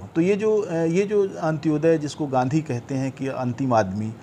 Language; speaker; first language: Hindi; native; Hindi